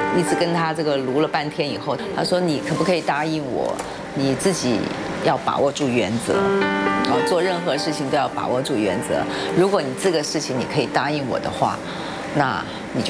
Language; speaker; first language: Chinese; native; Chinese